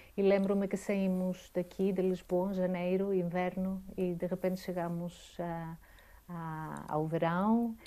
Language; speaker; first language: Portuguese; non-native, fluent; Greek